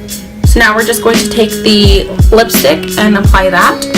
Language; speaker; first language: English; native; English